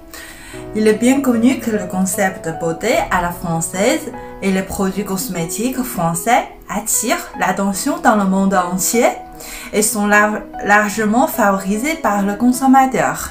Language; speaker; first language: French; non-native, fluent; Chinese